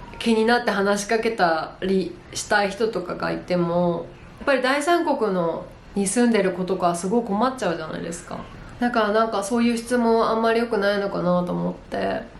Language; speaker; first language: Japanese; native; Japanese